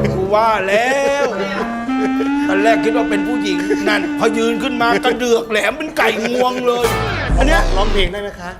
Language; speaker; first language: Thai; native; Thai